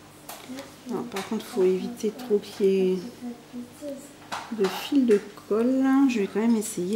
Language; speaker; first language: French; native; French